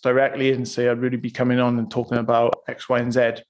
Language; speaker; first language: English; native; English